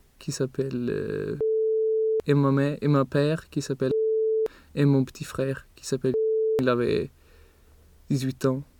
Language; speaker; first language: French; non-native, learner; Swedish